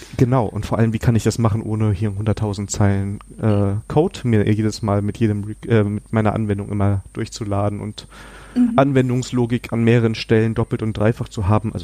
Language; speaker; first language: German; native; German